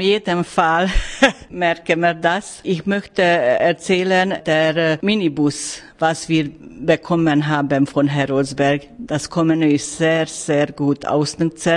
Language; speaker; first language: German; non-native, learner; Hungarian